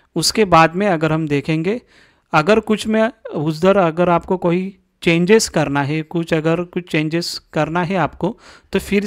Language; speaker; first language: Hindi; non-native, local second language; Marathi